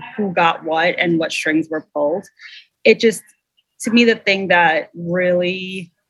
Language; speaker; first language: English; native; English